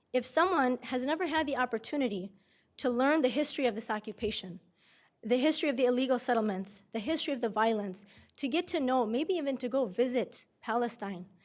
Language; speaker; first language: English; native; English